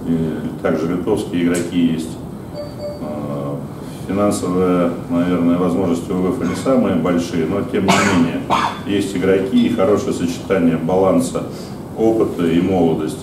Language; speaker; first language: Russian; native; Russian